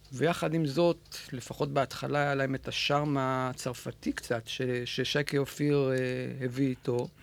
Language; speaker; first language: Hebrew; native; Hebrew